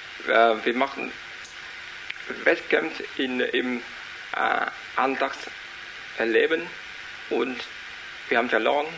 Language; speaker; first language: German; non-native, learner; Vietnamese